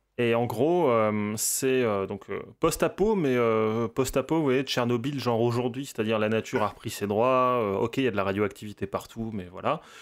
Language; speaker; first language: French; native; French